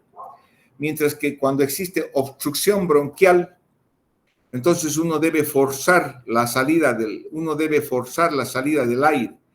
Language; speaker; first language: Spanish; native; Spanish